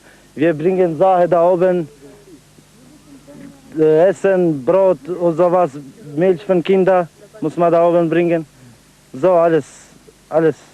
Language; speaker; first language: German; non-native, learner; Albanian